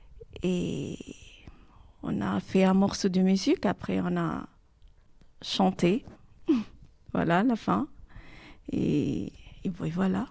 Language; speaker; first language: French; non-native, learner; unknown